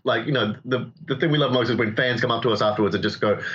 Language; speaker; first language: English; native; English